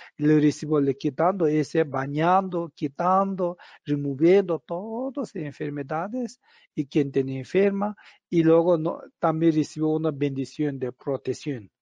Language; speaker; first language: Spanish; non-native, learner; Tibetan